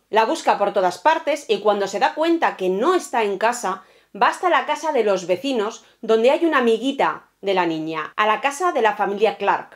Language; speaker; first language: Spanish; native; Spanish